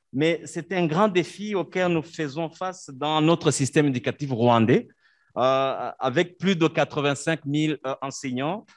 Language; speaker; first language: French; non-native, local second language; Kinyarwanda